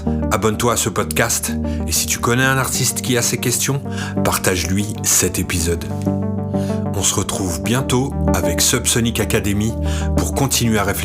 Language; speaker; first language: French; native; French